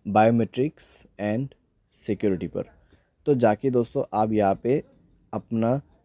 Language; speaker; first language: Hindi; native; Hindi